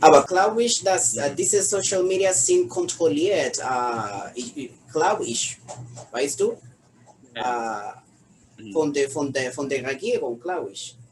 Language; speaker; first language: German; non-native, learner; Spanish